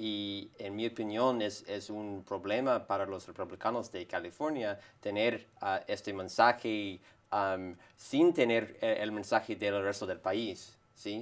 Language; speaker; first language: Spanish; non-native, fluent; English